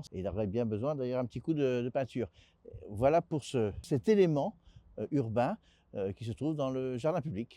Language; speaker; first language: French; native; French